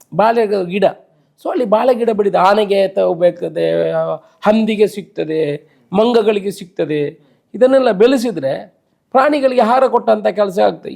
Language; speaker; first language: Kannada; non-native, local second language; Tulu